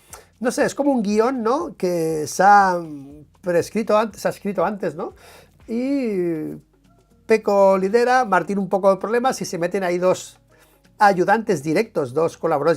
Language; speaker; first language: Spanish; native; Spanish